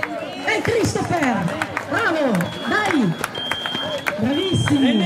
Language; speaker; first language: Italian; native; Italian